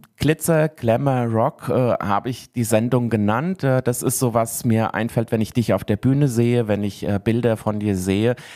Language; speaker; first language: German; native; German